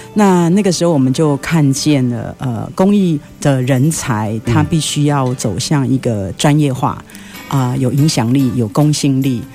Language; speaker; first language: Chinese; native; Chinese